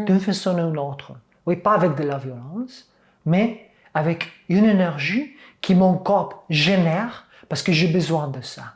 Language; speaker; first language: French; non-native, fluent; Catalan